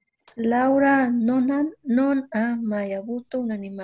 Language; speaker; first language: Italian; non-native, learner; Spanish